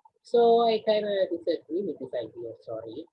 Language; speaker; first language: English; non-native, fluent; Indonesian